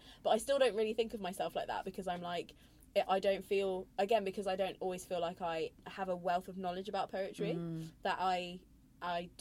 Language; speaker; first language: English; native; English